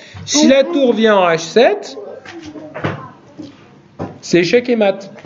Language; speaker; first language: French; native; French